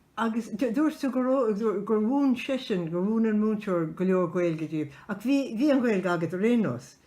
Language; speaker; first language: Irish; native; Irish